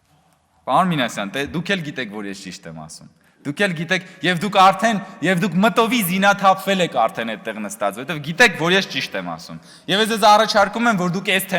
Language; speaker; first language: Armenian; native; Armenian